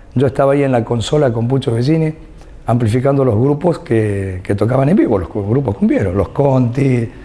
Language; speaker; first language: Spanish; native; Spanish